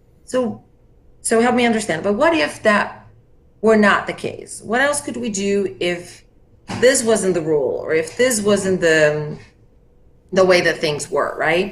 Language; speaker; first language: English; non-native, fluent; Portuguese